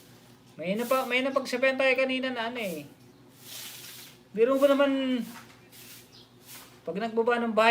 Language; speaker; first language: Filipino; non-native, local second language; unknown